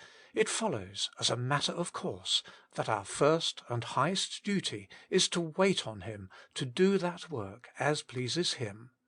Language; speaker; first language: English; native; English